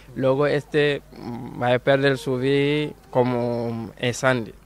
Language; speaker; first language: Spanish; non-native, learner; Wolof